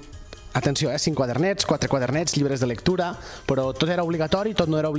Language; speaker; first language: Catalan; native; Catalan